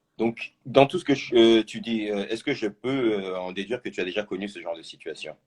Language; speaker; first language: French; native; French